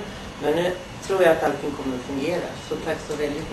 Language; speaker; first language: Swedish; native; Swedish